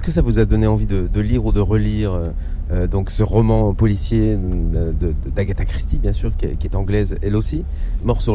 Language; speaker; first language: French; native; French